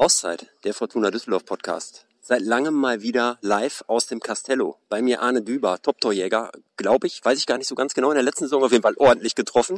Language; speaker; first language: German; native; German